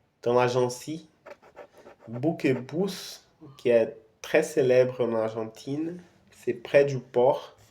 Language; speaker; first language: French; non-native, fluent; Portuguese